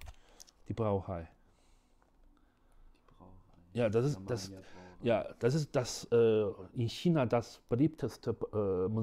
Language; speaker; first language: German; non-native, fluent; Chinese